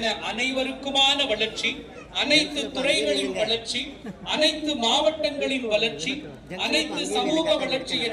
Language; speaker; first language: Tamil; native; Tamil